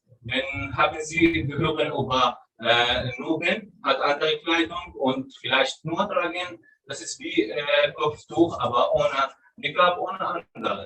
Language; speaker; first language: German; non-native, learner; Arabic